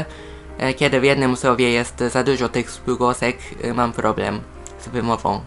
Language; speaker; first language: Polish; non-native, fluent; Japanese